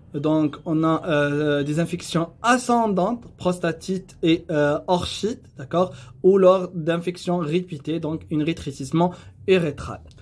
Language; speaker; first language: French; non-native, local second language; Arabic